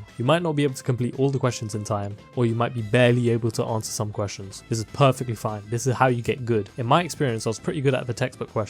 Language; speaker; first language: English; native; English